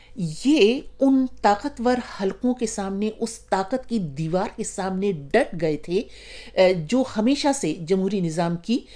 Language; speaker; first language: Urdu; native; Urdu